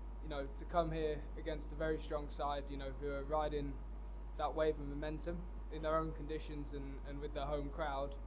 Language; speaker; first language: English; native; English